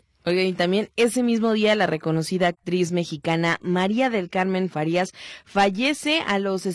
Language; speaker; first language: Spanish; native; Spanish